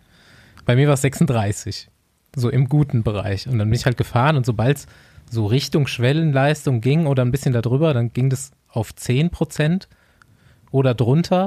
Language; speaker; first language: German; native; German